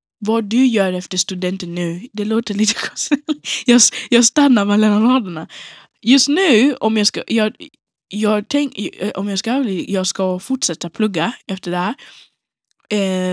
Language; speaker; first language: Swedish; non-native, local second language; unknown